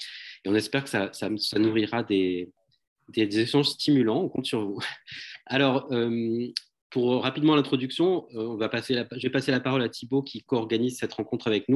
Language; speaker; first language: French; native; French